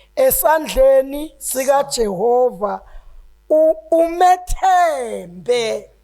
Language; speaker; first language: Zulu; non-native, local second language; Swati